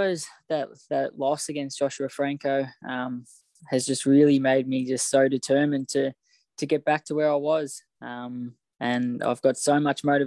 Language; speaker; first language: English; native; English